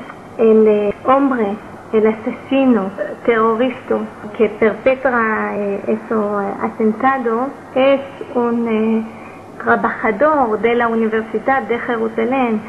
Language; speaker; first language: Spanish; non-native, learner; Hebrew